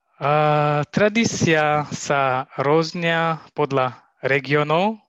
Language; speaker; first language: Slovak; non-native, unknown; Tigrinya